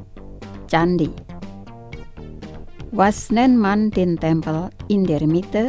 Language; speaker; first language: German; non-native, fluent; Indonesian